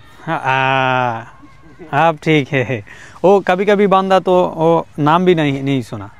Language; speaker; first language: Hindi; non-native, learner; Bangla